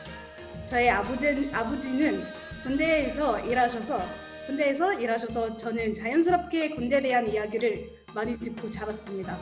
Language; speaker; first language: Korean; non-native, fluent; Arabic